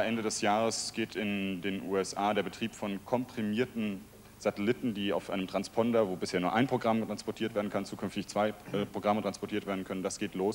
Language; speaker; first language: German; native; German